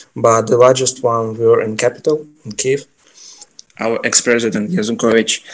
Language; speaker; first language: English; non-native, fluent; Ukrainian